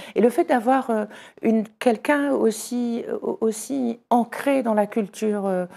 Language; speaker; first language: French; native; French